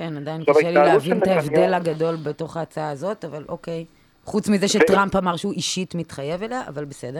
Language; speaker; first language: Hebrew; native; Hebrew